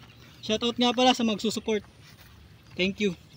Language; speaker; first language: Filipino; native; Filipino